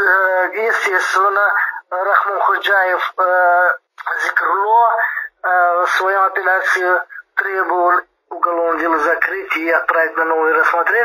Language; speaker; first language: Russian; non-native, fluent; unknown